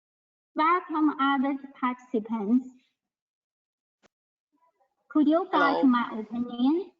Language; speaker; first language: English; non-native, learner; Chinese